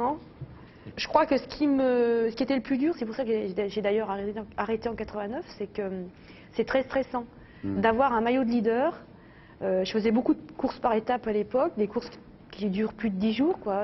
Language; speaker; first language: French; native; French